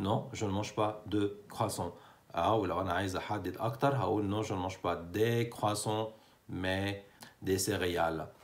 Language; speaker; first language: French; non-native, fluent; Arabic